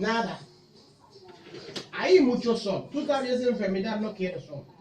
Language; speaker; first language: Spanish; non-native, learner; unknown